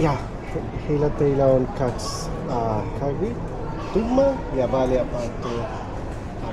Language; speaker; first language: Finnish; non-native, learner; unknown